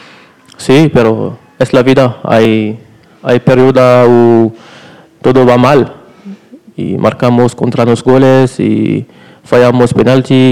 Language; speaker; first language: Spanish; non-native, learner; French